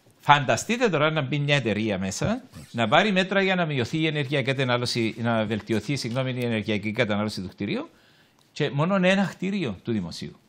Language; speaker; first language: Greek; native; Greek